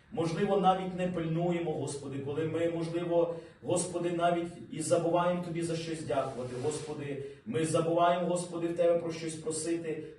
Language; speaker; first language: Ukrainian; native; Ukrainian